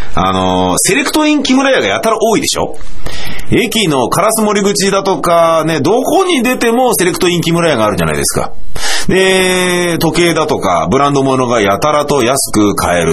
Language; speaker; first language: Japanese; native; Japanese